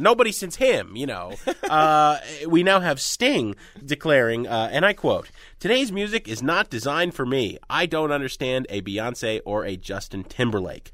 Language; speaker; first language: English; native; English